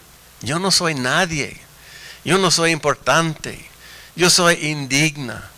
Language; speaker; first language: Spanish; non-native, fluent; English